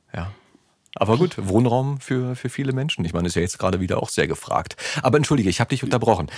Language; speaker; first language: German; native; German